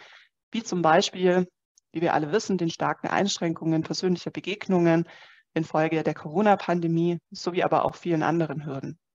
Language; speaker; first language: German; native; German